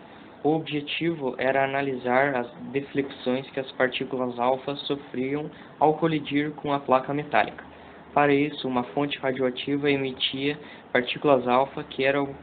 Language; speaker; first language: Portuguese; native; Portuguese